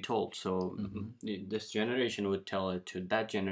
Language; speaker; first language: English; non-native, local second language; Nepali